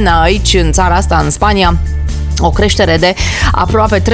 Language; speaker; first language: Romanian; native; Romanian